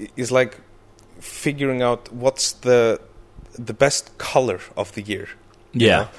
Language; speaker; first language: English; early bilingual, other home language; Icelandic